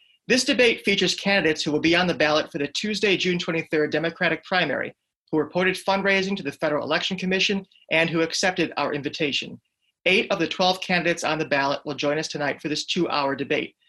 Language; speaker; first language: English; native; English